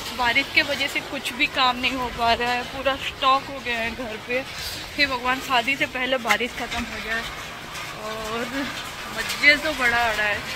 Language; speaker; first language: Hindi; non-native, local second language; Odia